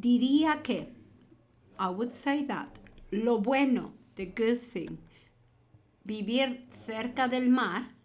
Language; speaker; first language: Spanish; non-native, fluent; English